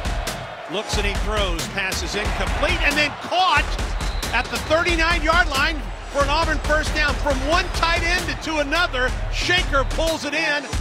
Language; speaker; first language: English; native; English